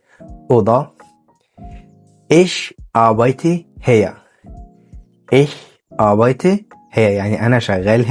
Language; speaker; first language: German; non-native, fluent; Arabic